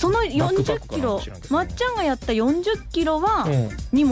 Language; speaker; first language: Japanese; native; Japanese